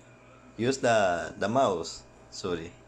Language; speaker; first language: English; non-native, learner; Spanish